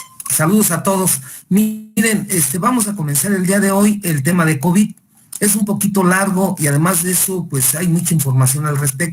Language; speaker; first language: Spanish; native; Spanish